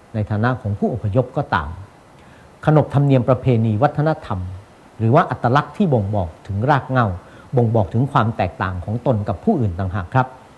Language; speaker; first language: Thai; native; Thai